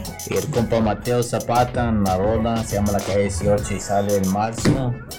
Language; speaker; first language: Spanish; early bilingual, heritage; Spanish